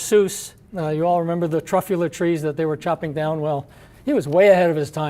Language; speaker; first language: English; native; English